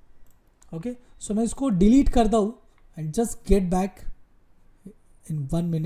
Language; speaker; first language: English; non-native, local second language; Hindi